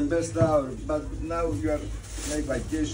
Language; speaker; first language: English; non-native, learner; Greek